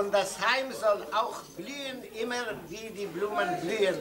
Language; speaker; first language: German; non-native, fluent; Lithuanian